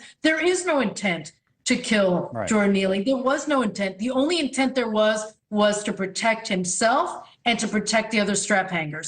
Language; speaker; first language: English; native; English